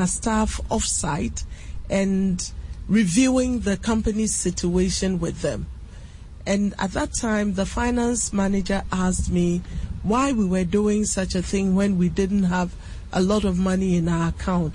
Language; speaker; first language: English; non-native, local second language; Akan